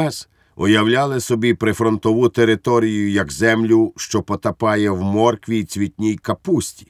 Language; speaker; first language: Ukrainian; native; Ukrainian